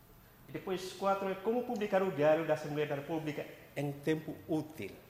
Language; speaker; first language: Portuguese; non-native, local second language; Tetum